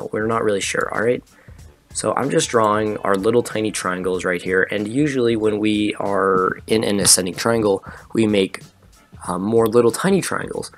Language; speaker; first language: English; native; English